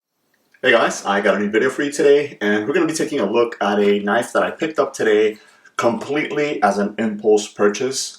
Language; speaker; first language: English; native; English